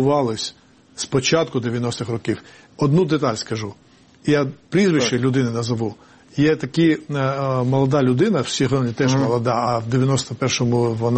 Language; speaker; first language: Ukrainian; non-native, fluent; Georgian